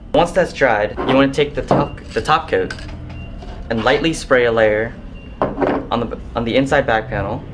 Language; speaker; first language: English; native; English